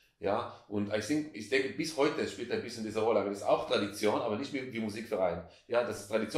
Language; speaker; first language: German; non-native, fluent; Hebrew